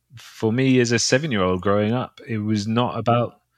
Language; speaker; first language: English; native; English